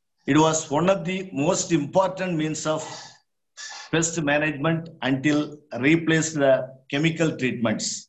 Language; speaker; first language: English; non-native, local second language; Tamil